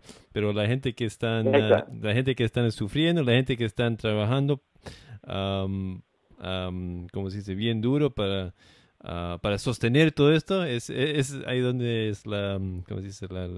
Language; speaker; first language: Spanish; non-native, fluent; English